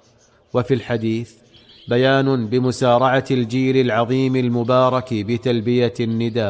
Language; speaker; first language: Arabic; native; Arabic